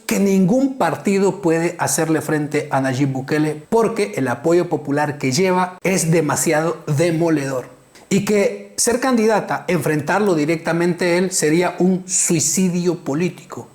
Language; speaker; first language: Spanish; native; Spanish